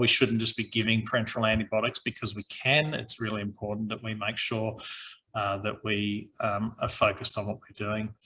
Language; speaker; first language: English; native; English